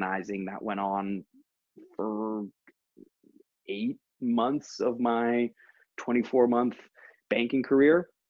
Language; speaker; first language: English; native; English